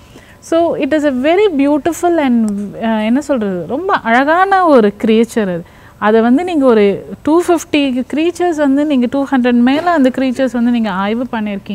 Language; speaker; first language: Tamil; native; Tamil